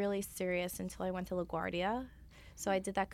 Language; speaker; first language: English; native; English